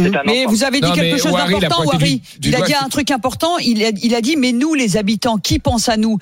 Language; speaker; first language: French; native; French